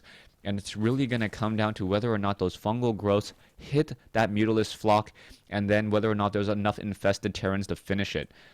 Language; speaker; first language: English; native; English